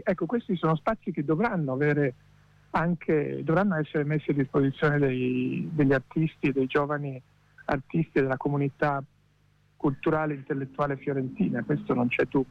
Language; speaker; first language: Italian; native; Italian